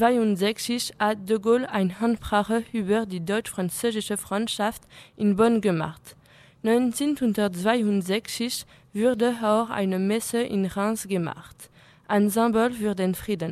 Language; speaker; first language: German; non-native, learner; French